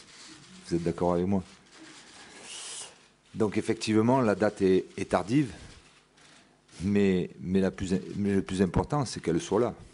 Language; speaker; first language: French; native; French